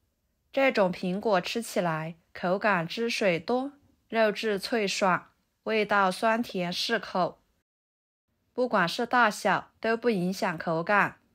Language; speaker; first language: Chinese; native; Chinese